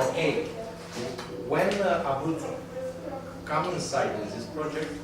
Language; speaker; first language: English; non-native, learner; Romanian